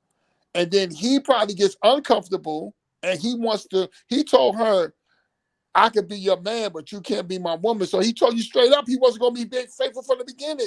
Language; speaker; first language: English; native; English